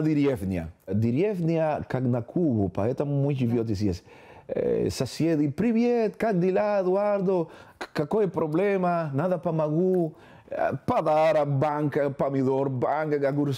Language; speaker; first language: Russian; non-native, learner; Spanish